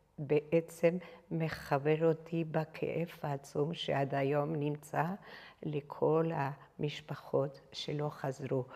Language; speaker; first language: Hebrew; non-native, fluent; Spanish